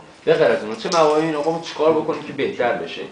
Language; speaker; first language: Persian; native; Persian